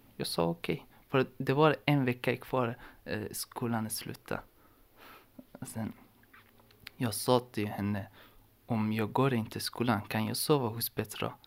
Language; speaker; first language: Swedish; non-native, learner; Persian